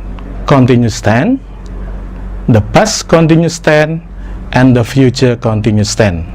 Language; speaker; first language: English; non-native, fluent; Indonesian